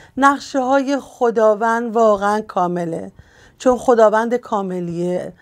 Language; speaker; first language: Persian; native; Persian